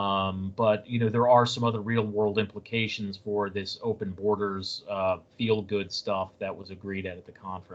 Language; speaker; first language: English; native; English